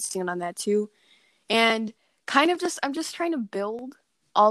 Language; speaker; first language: English; native; English